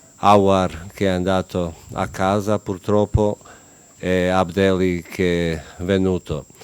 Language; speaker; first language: Italian; non-native, fluent; Bosnian